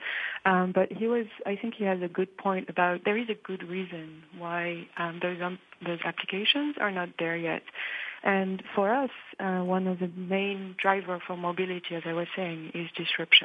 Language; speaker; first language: English; non-native, fluent; French